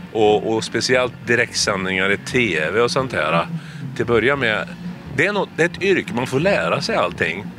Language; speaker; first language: Swedish; native; Swedish